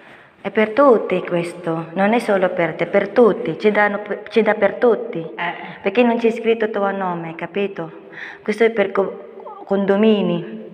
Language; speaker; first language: Italian; non-native, learner; Filipino